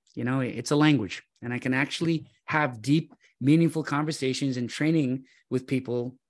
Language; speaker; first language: English; native; English